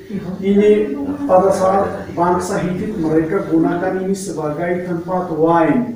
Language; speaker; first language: Indonesian; non-native, fluent; Turkish